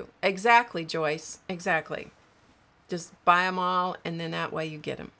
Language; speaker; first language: English; native; English